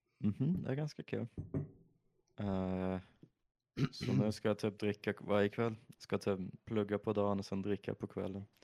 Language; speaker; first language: Swedish; early bilingual, other home language; German